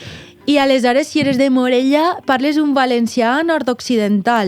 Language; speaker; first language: Catalan; native; Catalan